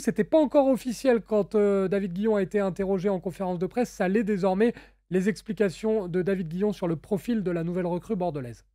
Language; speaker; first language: French; native; French